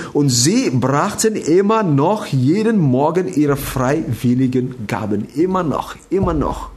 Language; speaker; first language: German; non-native, fluent; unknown